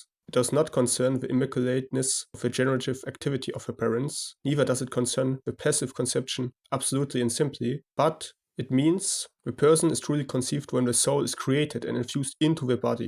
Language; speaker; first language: English; non-native, fluent; German